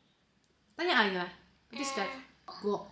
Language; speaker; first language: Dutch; non-native, fluent; Indonesian